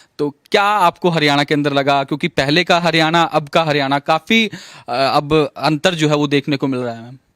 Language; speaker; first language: Hindi; native; Hindi